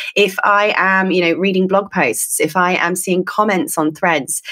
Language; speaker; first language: English; native; English